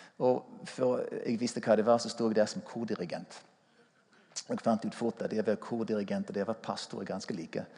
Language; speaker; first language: Norwegian; non-native, fluent; English